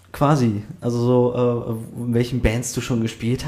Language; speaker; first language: German; native; German